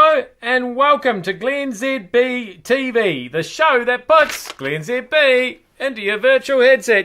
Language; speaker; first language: English; native; English